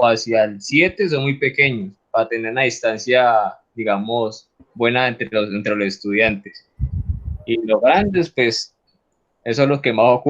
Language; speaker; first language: Spanish; native; Spanish